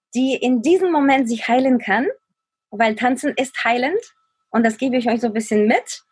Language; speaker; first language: German; non-native, fluent; Ukrainian